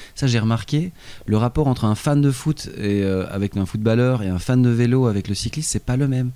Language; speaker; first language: French; native; French